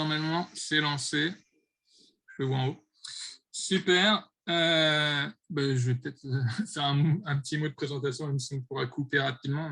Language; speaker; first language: French; native; French